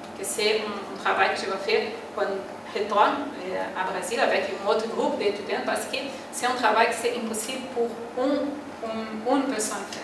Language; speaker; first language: French; non-native, learner; Portuguese